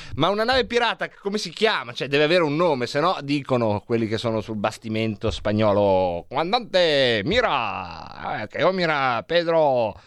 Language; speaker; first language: Italian; native; Italian